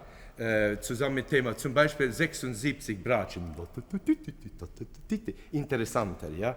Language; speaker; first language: German; non-native, fluent; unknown